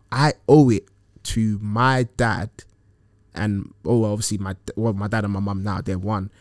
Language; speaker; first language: English; early bilingual, other home language; Akan